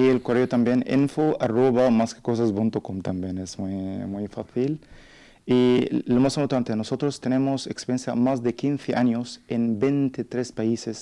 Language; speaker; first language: Spanish; non-native, learner; Arabic